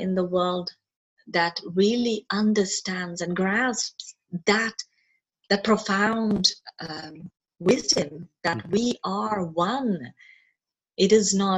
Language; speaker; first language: English; non-native, local second language; Malayalam